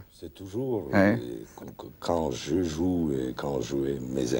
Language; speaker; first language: French; non-native, learner; Russian